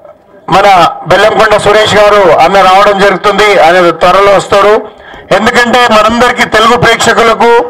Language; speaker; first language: Telugu; native; Telugu